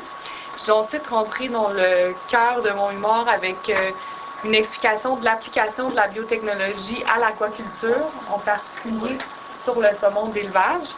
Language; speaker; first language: French; native; French